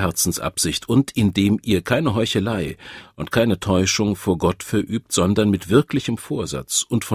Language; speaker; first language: German; native; German